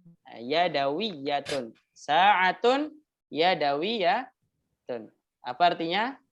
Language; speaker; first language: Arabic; non-native, fluent; Indonesian